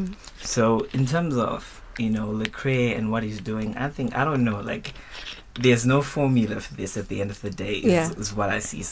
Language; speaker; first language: English; non-native, local second language; Shona